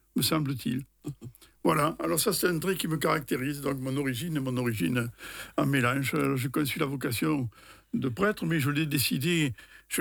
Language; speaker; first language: French; native; French